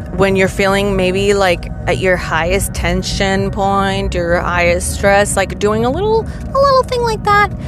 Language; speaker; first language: English; early bilingual, other home language; Spanish